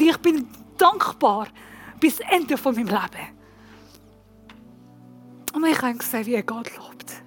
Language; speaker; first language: German; non-native, learner; Persian